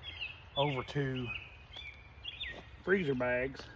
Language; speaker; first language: English; native; English